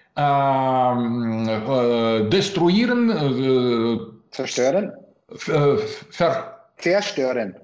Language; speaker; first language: German; non-native, learner; Russian